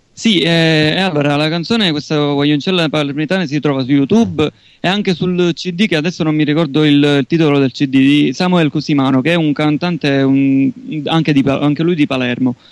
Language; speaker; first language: Italian; native; Italian